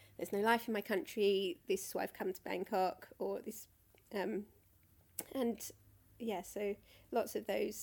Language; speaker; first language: English; native; English